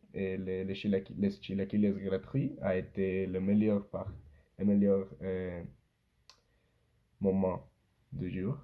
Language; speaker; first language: French; non-native, learner; Spanish